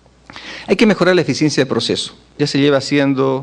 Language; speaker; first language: Spanish; native; Spanish